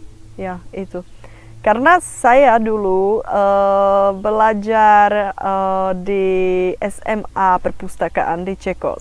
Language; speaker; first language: Indonesian; non-native, fluent; Czech